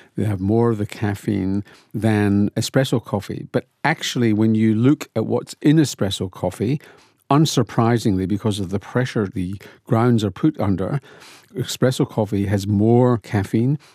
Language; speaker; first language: English; native; English